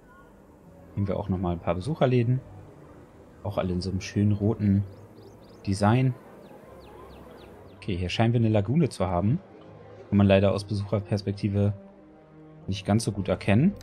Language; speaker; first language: German; native; German